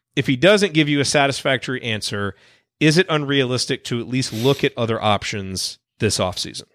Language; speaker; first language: English; native; English